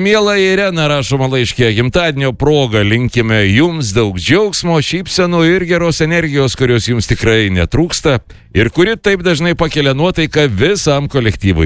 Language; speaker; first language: Lithuanian; native; Lithuanian